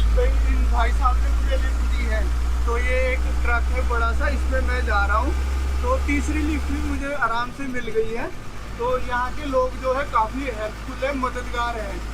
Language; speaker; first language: Hindi; native; Hindi